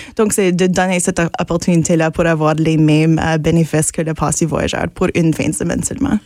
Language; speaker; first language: French; non-native, local second language; English